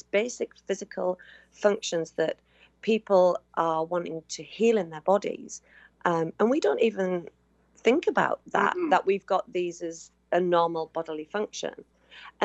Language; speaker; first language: English; native; English